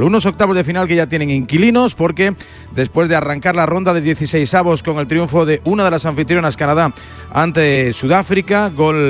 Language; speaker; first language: Spanish; native; Spanish